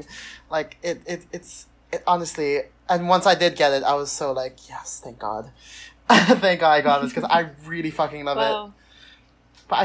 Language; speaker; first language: English; non-native, local second language; Filipino